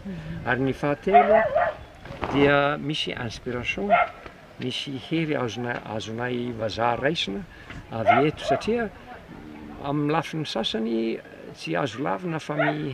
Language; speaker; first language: Malagasy; non-native, fluent; Norwegian